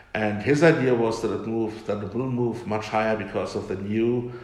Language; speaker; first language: English; non-native, fluent; German